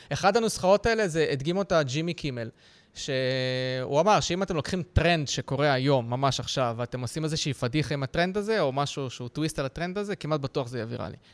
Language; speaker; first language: Hebrew; early bilingual, other home language; Russian